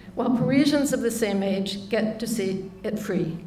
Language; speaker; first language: English; native; English